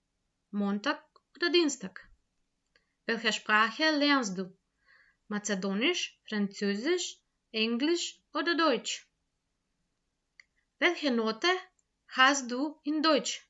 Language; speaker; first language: German; non-native, fluent; Macedonian